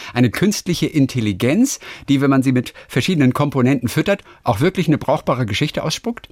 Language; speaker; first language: German; native; German